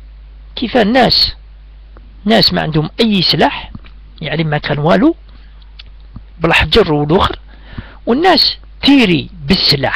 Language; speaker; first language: Arabic; native; Arabic